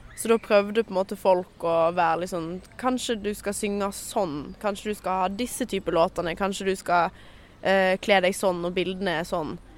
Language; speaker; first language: Norwegian; native; Norwegian